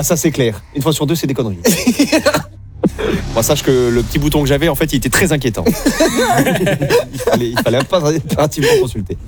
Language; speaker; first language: French; native; French